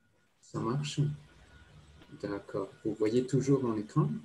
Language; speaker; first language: French; non-native, fluent; Spanish